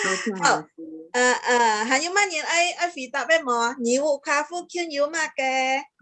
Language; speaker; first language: Chinese; early bilingual, heritage; Chinese